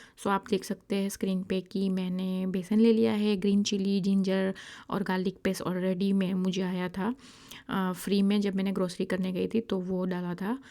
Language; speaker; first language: Hindi; non-native, local second language; Gujarati